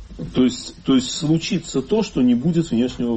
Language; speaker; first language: Russian; native; Russian